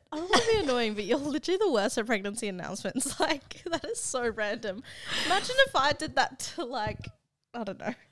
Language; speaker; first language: English; early bilingual, other home language; Filipino